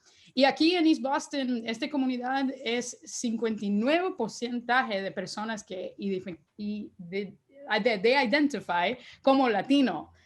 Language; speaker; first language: Spanish; early bilingual, heritage; Spanish